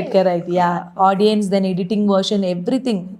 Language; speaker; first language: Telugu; non-native, learner; Malayalam